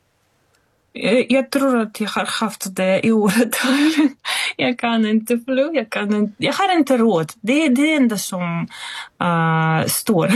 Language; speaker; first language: Swedish; non-native, fluent; Russian